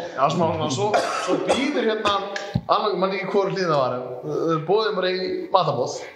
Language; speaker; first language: Icelandic; non-native, fluent; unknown